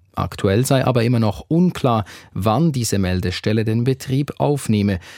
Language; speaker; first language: German; native; German